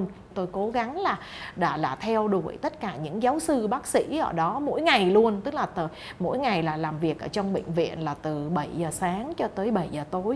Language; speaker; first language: Vietnamese; native; Vietnamese